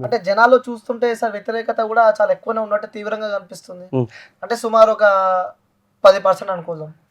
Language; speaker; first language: Telugu; native; Telugu